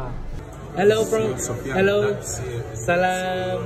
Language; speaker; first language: English; non-native, fluent; Vietnamese